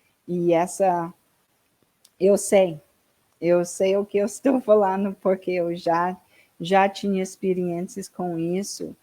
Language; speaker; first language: Portuguese; non-native, learner; English